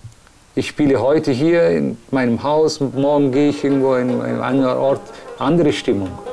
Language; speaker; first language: German; non-native, fluent; Persian